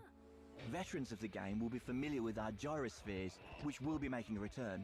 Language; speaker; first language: English; native; English